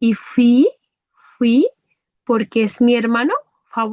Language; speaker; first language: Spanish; non-native, fluent; Bangla